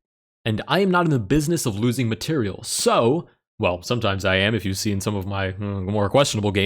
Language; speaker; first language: English; native; English